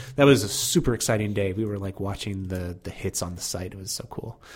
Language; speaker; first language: English; native; English